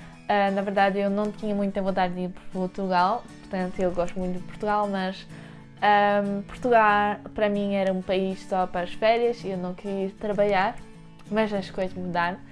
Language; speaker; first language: Portuguese; early bilingual, heritage; French